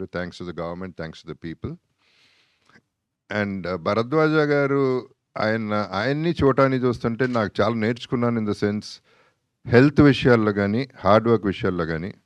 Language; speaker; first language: Telugu; native; Telugu